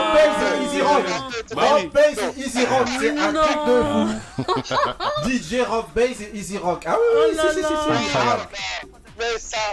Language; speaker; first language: French; native; French